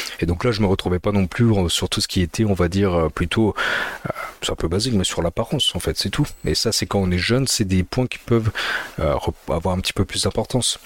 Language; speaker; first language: French; early bilingual, other home language; Amharic